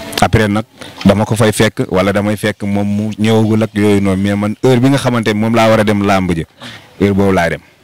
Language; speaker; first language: Wolof; non-native, local second language; Fula